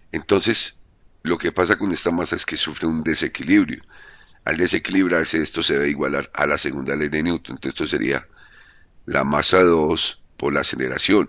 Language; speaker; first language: Spanish; native; Spanish